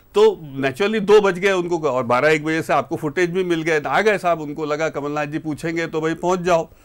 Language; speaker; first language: Hindi; native; Hindi